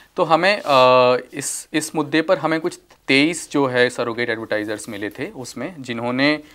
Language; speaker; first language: Hindi; native; Hindi